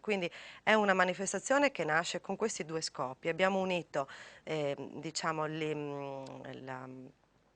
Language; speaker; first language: Italian; native; Italian